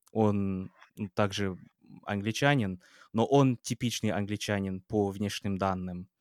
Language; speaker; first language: Russian; non-native, fluent; English